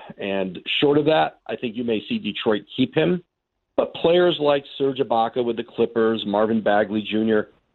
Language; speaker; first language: English; native; English